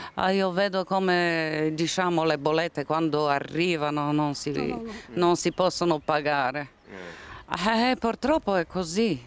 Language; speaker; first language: Italian; non-native, fluent; Bulgarian